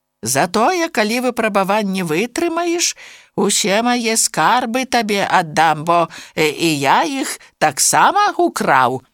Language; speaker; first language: Belarusian; native; Belarusian